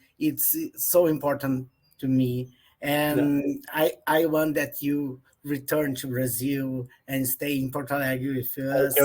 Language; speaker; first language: English; non-native, learner; Portuguese